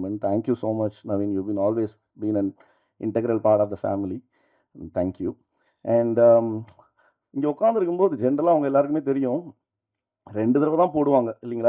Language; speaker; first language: Tamil; native; Tamil